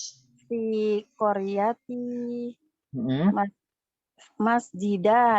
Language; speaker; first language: Arabic; non-native, learner; Indonesian